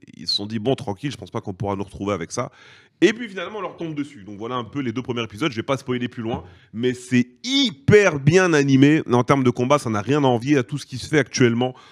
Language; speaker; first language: French; native; French